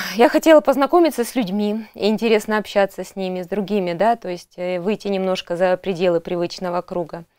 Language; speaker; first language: Russian; native; Russian